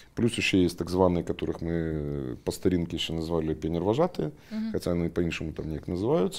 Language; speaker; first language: Russian; non-native, local second language; Belarusian